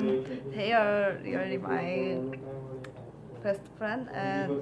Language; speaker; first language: English; non-native, learner; Korean